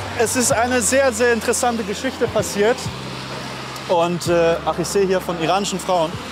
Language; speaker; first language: German; non-native, fluent; Persian